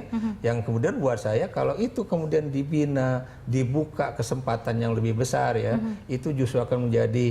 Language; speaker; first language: Indonesian; native; Indonesian